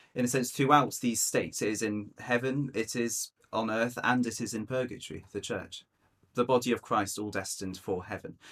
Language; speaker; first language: English; native; English